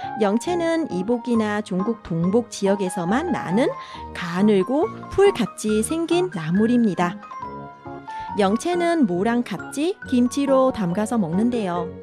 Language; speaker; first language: Korean; non-native, fluent; Vietnamese